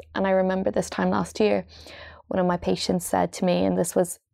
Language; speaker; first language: English; native; English